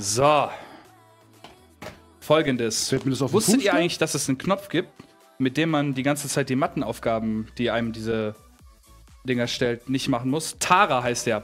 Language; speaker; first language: German; native; German